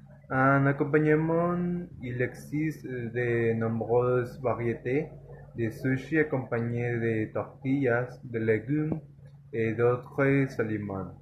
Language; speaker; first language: French; non-native, learner; Spanish